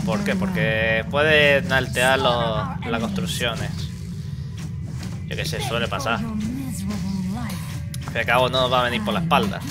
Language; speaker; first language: Spanish; native; Spanish